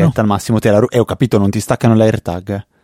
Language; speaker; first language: Italian; native; Italian